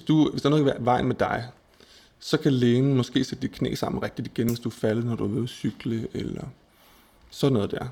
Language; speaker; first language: Danish; native; Danish